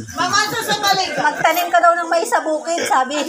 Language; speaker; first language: Filipino; native; Filipino